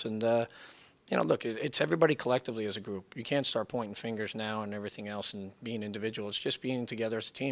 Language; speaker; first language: English; native; English